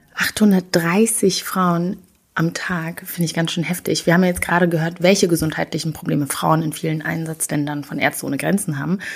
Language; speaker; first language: German; early bilingual, other home language; Kinyarwanda